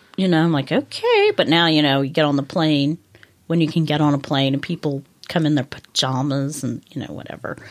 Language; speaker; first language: English; native; English